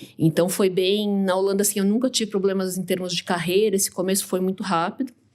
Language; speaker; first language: Portuguese; native; Portuguese